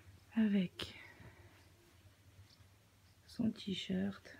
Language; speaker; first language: French; native; French